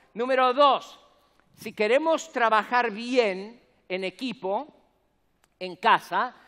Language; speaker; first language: Spanish; native; Spanish